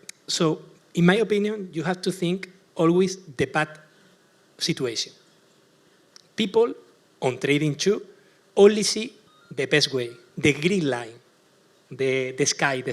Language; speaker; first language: English; non-native, learner; Spanish